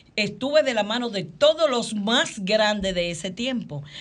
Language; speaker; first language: Spanish; early bilingual, heritage; Spanish